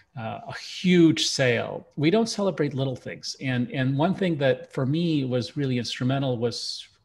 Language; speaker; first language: English; early bilingual, other home language; Russian